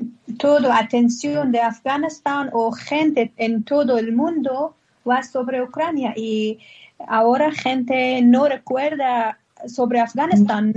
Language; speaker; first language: Spanish; non-native, learner; Persian